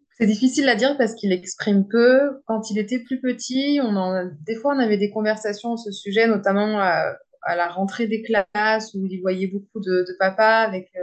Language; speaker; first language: French; native; French